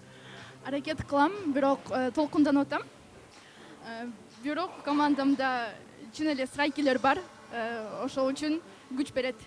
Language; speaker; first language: Kyrgyz; non-native, local second language; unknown